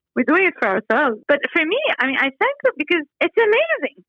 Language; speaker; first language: English; non-native, fluent; Arabic